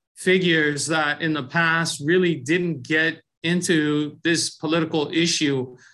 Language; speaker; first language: English; early bilingual, other home language; Persian